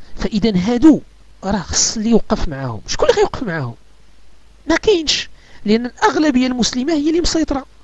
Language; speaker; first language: Arabic; native; Arabic